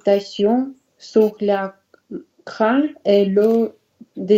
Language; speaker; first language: French; non-native, learner; Russian